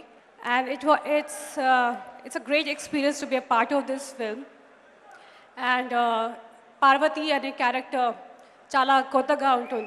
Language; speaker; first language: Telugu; non-native, learner; Hindi